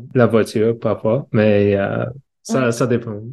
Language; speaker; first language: French; non-native, learner; English